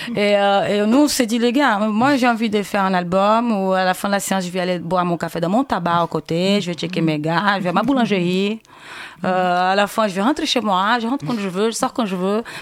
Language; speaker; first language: French; non-native, fluent; Portuguese